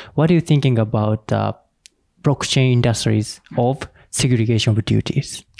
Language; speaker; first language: English; non-native, learner; Japanese